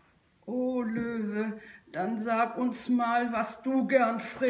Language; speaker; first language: German; native; German